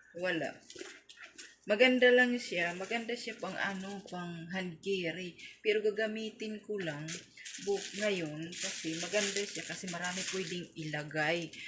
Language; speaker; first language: Filipino; non-native, local second language; Waray